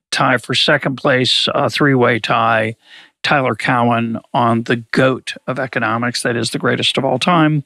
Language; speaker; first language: English; native; English